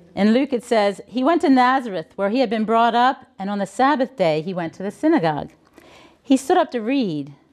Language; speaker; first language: English; native; English